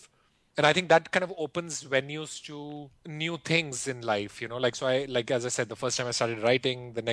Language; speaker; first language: English; non-native, local second language; Hindi